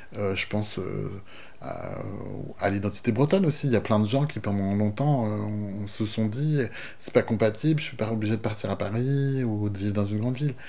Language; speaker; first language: French; native; French